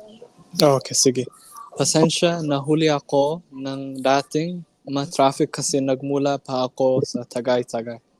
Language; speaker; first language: Filipino; non-native, learner; English